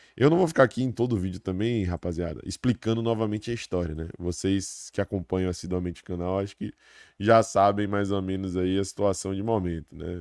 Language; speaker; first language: Portuguese; native; Portuguese